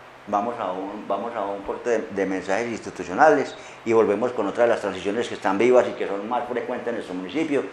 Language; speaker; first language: Spanish; native; Spanish